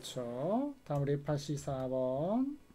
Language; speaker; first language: Korean; native; Korean